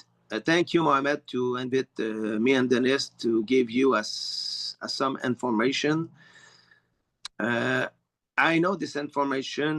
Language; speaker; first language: English; non-native, learner; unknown